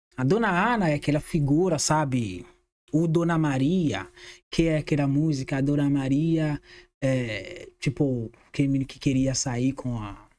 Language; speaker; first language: Portuguese; non-native, fluent; Haitian Creole